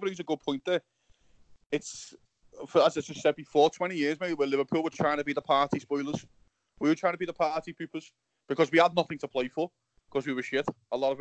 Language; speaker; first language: English; native; English